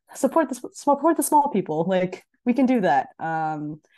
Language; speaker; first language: English; early bilingual, other home language; Filipino